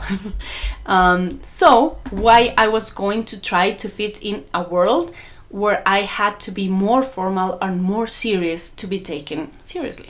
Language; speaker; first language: English; non-native, fluent; Spanish